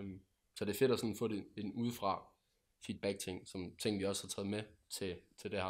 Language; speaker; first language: Danish; native; Danish